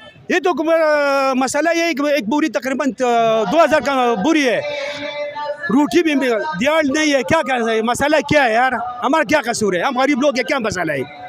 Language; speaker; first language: Hindi; non-native, local second language; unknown